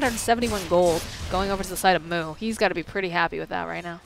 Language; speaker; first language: English; native; English